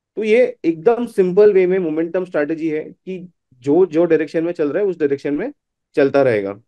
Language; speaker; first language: Hindi; non-native, local second language; Gujarati